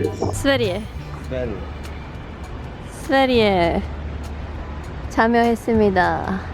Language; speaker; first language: Korean; non-native, fluent; Swedish